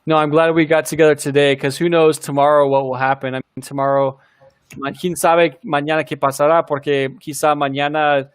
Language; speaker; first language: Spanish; early bilingual, heritage; Spanish